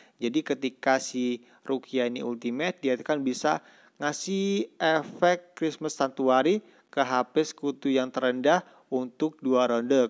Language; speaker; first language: Indonesian; native; Indonesian